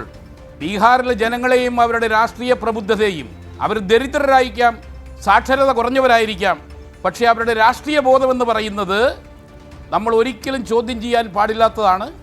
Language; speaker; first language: Malayalam; native; Malayalam